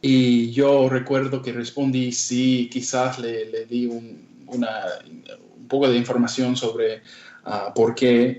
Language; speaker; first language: Spanish; non-native, fluent; English